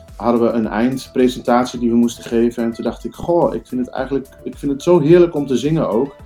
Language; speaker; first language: Dutch; native; Dutch